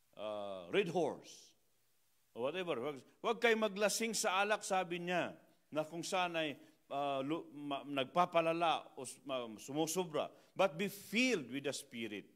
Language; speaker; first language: Filipino; non-native, local second language; Iloko